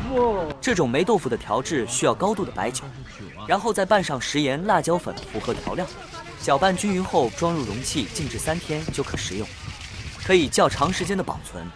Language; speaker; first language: Chinese; native; Chinese